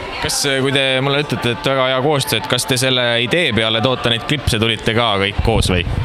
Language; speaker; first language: Estonian; native; Estonian